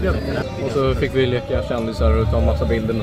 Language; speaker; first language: Swedish; native; Swedish